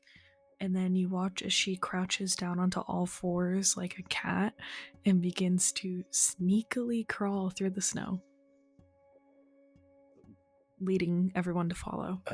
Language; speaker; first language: English; native; English